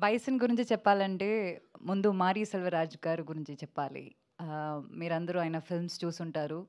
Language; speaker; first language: Telugu; non-native, local second language; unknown